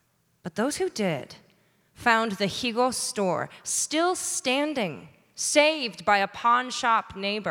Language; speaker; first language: English; native; English